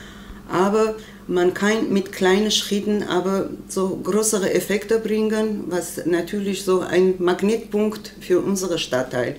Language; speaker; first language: German; non-native, learner; Armenian